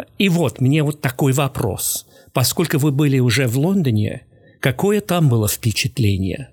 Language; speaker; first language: Russian; non-native, fluent; English